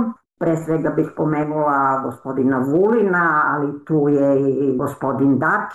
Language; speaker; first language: Serbian; native; Serbian